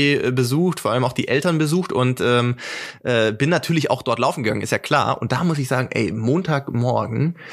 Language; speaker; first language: German; native; German